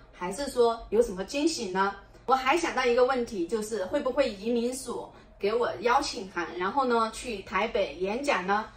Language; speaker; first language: Chinese; native; Chinese